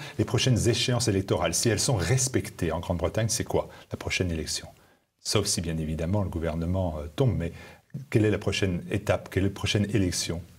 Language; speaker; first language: French; native; French